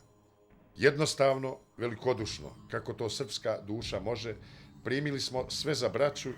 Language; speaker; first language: Bosnian; native; Bosnian